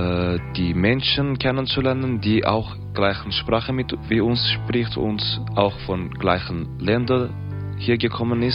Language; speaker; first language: German; non-native, learner; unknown